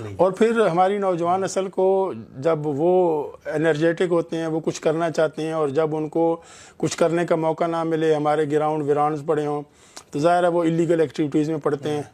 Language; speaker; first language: Urdu; non-native, local second language; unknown